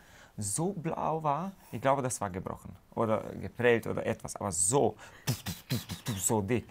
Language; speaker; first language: German; non-native, fluent; Hungarian